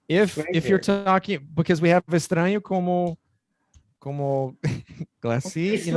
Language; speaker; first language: Portuguese; non-native, fluent; English